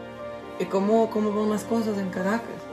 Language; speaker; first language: Spanish; non-native, fluent; Portuguese